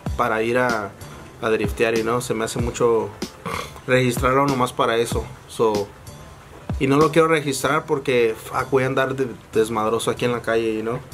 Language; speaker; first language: Spanish; early bilingual, heritage; Spanish